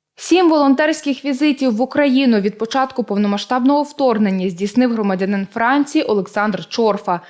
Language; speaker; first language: Ukrainian; native; Ukrainian